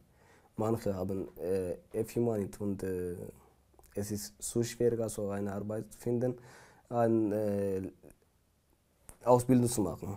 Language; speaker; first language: German; non-native, learner; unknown